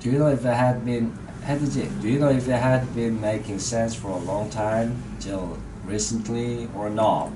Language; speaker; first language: English; non-native, fluent; Korean